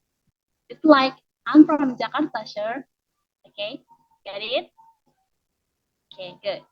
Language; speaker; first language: English; non-native, learner; Indonesian